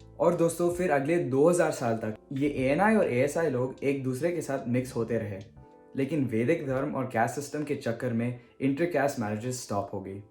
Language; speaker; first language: Hindi; early bilingual, heritage; Hindi